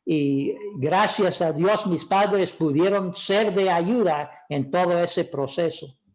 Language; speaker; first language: Spanish; non-native, fluent; English